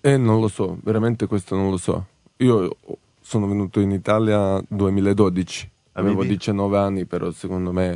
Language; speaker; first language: Italian; non-native, fluent; Serbian